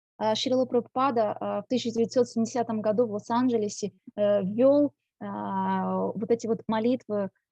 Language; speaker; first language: Russian; native; Russian